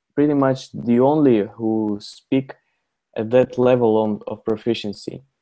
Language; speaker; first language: English; non-native, fluent; Russian